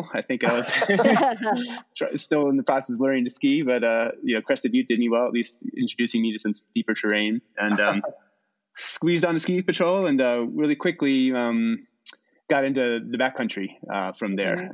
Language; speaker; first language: English; native; English